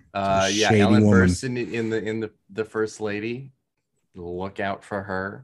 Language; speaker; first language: English; native; English